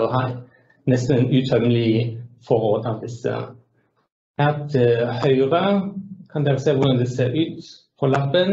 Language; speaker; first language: Norwegian; non-native, fluent; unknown